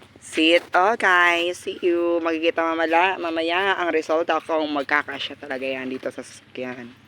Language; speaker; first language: Filipino; non-native, local second language; Cebuano